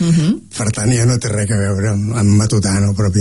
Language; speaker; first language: Catalan; non-native, local second language; Spanish